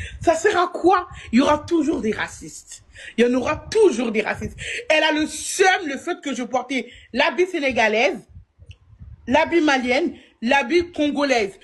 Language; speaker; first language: French; early bilingual, other home language; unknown